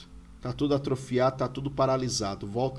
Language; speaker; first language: Portuguese; native; Portuguese